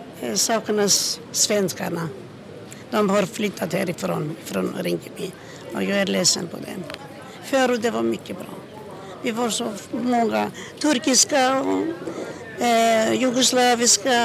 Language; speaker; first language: Swedish; non-native, learner; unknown